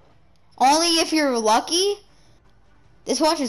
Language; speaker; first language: English; native; English